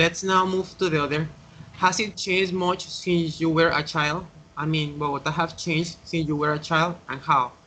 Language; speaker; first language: English; non-native, learner; Spanish